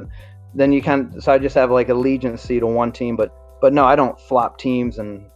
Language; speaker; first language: English; native; English